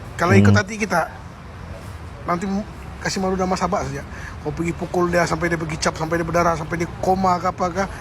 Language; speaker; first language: Malay; native; Malay